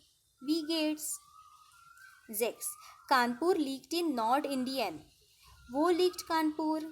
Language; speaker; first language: German; non-native, fluent; Marathi